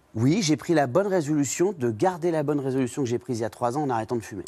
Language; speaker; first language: French; native; French